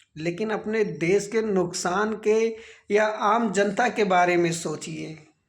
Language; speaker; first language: Hindi; native; Hindi